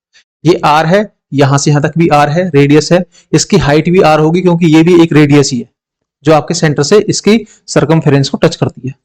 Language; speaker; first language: Hindi; native; Hindi